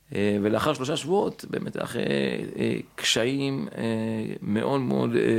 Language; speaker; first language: Hebrew; native; Hebrew